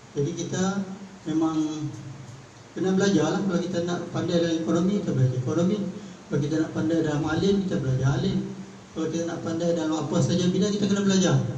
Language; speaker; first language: Malay; native; Malay